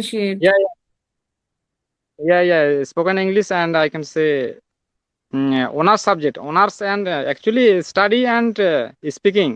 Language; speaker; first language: English; non-native, learner; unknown